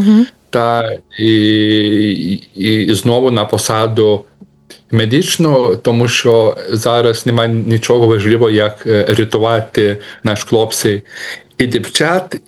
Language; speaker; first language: Ukrainian; non-native, learner; Lithuanian